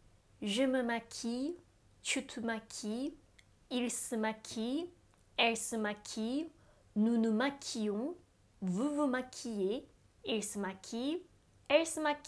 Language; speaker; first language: French; non-native, fluent; Japanese